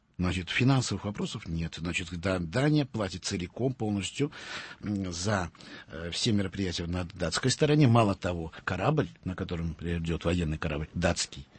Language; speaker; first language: Russian; early bilingual, heritage; Russian